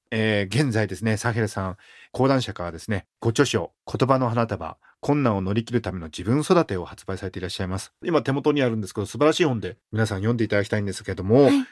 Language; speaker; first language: Japanese; native; Japanese